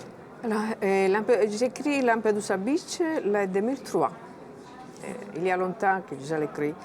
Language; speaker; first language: French; non-native, fluent; Italian